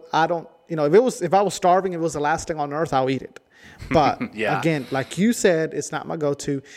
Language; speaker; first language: English; non-native, fluent; Spanish